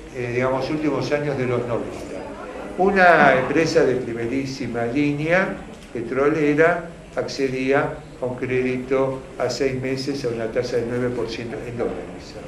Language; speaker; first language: Spanish; native; Spanish